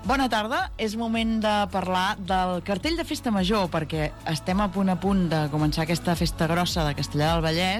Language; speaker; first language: Catalan; native; Catalan